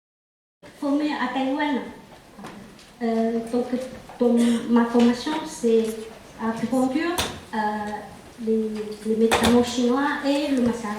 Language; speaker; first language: French; non-native, local second language; Chinese